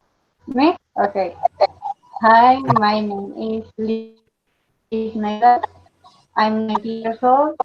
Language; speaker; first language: English; non-native, learner; Spanish